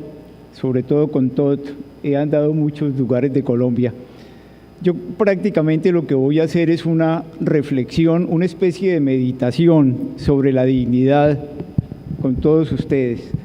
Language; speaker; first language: Spanish; native; Spanish